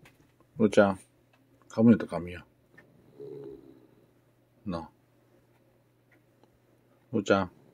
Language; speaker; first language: Japanese; native; Japanese